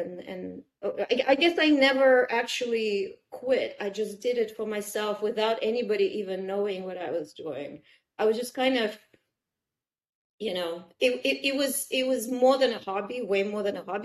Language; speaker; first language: English; non-native, fluent; Russian